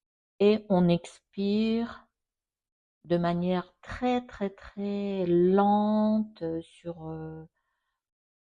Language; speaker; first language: French; non-native, fluent; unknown